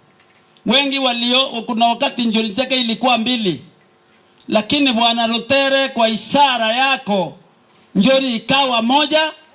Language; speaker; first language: Swahili; non-native, local second language; Meru